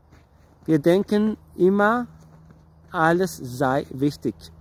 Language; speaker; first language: German; non-native, fluent; Portuguese